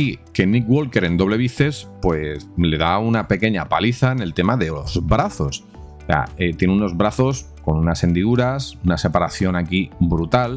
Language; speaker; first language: Spanish; native; Spanish